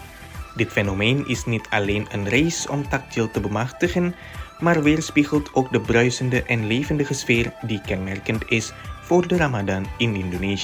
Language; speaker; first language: Dutch; non-native, fluent; Indonesian